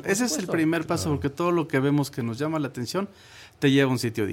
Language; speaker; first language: Spanish; native; Spanish